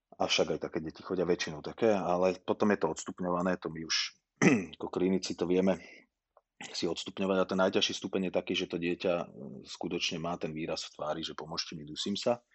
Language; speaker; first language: Slovak; native; Slovak